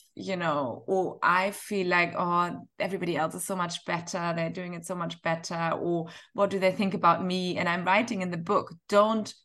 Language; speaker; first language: English; non-native, fluent; German